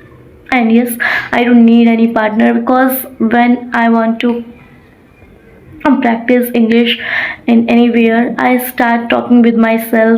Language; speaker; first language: English; non-native, learner; Odia